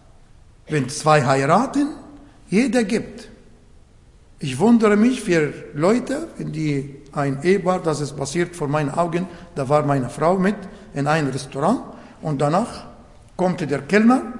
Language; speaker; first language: German; non-native, learner; Arabic